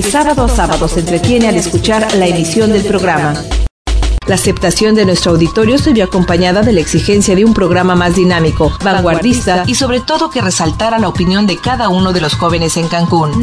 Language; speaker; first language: Spanish; native; Spanish